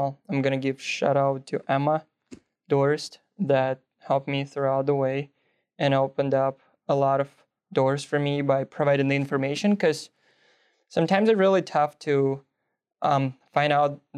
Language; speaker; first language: English; non-native, fluent; Russian